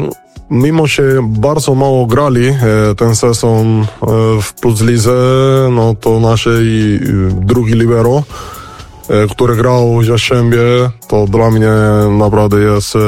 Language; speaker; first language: Polish; non-native, learner; Spanish